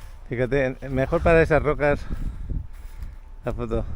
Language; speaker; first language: Spanish; native; Spanish